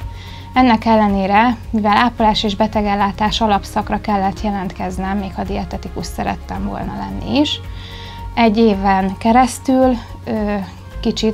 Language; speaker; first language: Hungarian; native; Hungarian